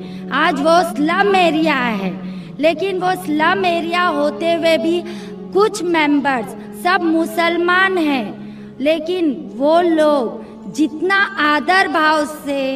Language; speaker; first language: Hindi; non-native, local second language; Marathi